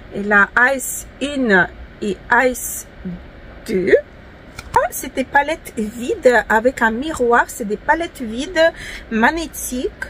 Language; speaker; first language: French; non-native, fluent; Ukrainian